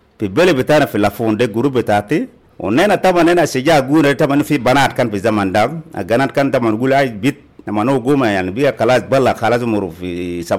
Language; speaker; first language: Arabic; non-native, local second language; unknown